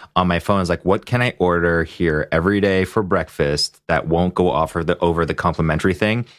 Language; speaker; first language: English; non-native, local second language; Cantonese